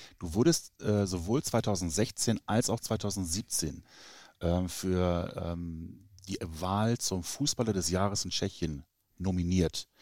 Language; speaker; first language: German; native; German